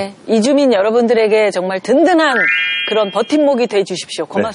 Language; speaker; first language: Korean; native; Korean